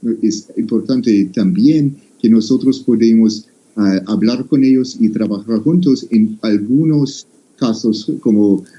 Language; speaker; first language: Spanish; non-native, fluent; English